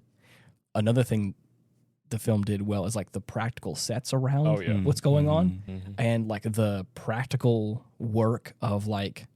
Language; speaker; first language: English; native; English